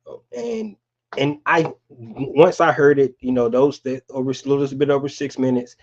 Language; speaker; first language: English; native; English